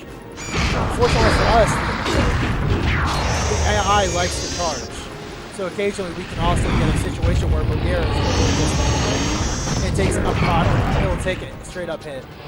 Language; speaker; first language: English; native; English